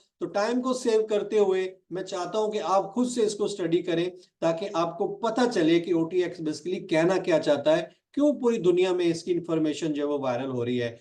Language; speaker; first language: Urdu; non-native, local second language; Punjabi